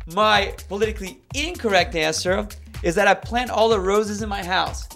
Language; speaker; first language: English; early bilingual, other home language; Portuguese